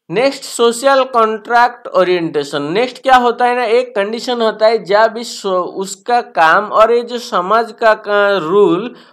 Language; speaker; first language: Hindi; non-native, local second language; Bangla